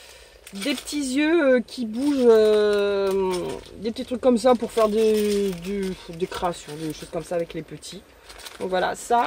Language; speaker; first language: French; native; French